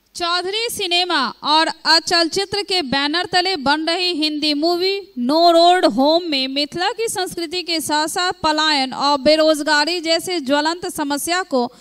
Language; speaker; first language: Hindi; native; Hindi